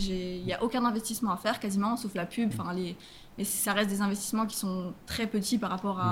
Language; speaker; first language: French; native; French